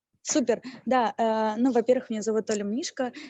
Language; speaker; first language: Russian; native; Russian